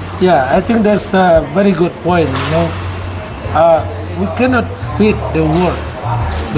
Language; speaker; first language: English; non-native, learner; Indonesian